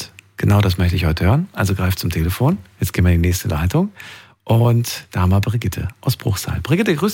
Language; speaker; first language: German; native; German